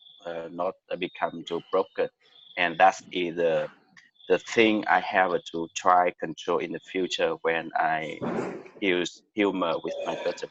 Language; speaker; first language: English; non-native, learner; Vietnamese